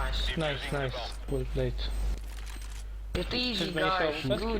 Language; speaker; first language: English; non-native, learner; Polish